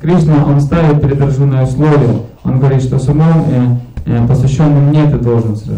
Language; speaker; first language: Russian; native; Russian